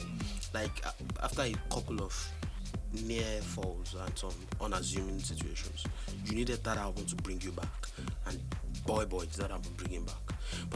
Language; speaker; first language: English; non-native, local second language; Yoruba